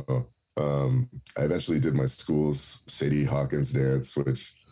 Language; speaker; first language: English; native; English